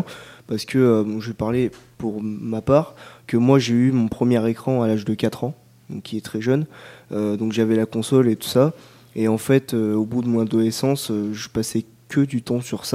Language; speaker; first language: French; native; French